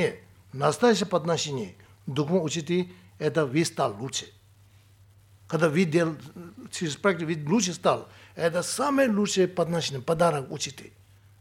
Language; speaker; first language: Russian; non-native, learner; Tibetan